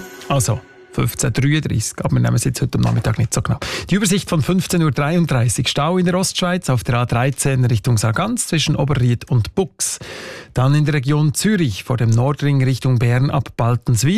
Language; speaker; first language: German; native; German